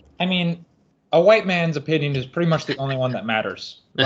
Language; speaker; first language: English; native; English